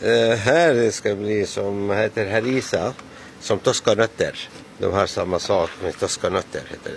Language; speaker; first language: Swedish; non-native, learner; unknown